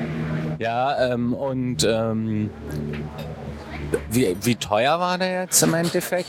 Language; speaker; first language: German; native; German